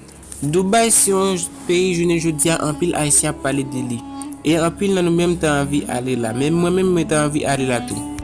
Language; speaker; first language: French; non-native, learner; Haitian Creole